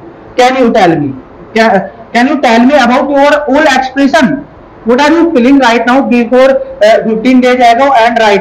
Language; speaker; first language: English; non-native, local second language; Hindi